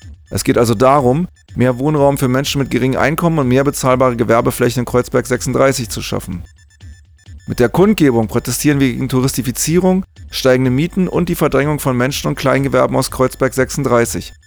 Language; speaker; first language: German; native; German